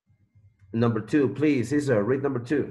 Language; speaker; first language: English; non-native, learner; Spanish